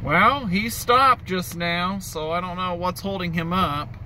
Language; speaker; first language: English; native; English